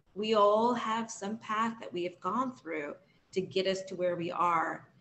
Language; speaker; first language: English; native; English